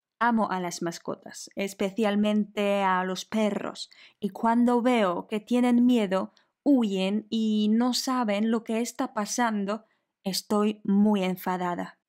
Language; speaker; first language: Spanish; non-native, fluent; Polish